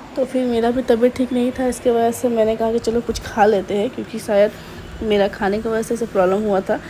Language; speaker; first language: Hindi; non-native, local second language; Bangla